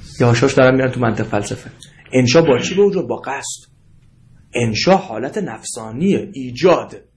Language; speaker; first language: Persian; native; Persian